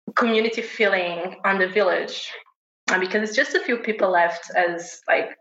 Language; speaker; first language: English; non-native, fluent; Portuguese